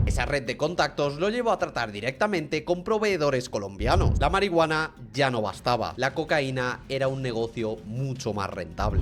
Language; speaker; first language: Spanish; native; Spanish